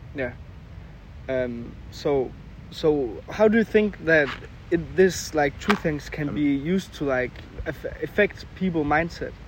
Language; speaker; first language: English; non-native, fluent; Danish